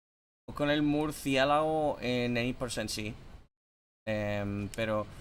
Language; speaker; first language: Spanish; non-native, fluent; English